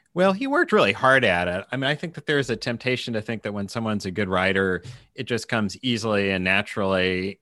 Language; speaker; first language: English; native; English